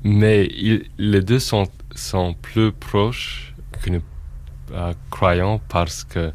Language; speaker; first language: French; non-native, fluent; English